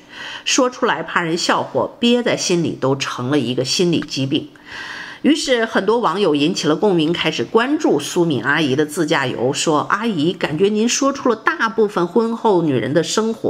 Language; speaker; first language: Chinese; native; Chinese